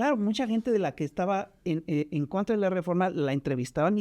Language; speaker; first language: Spanish; native; Spanish